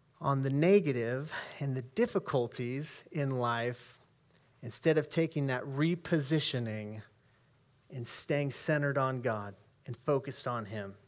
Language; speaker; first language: English; native; English